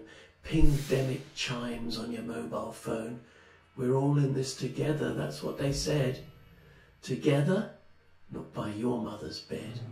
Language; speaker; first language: English; native; English